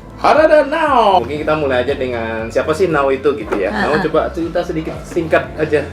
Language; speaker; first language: Indonesian; native; Indonesian